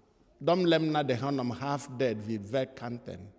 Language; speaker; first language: Swedish; non-native, fluent; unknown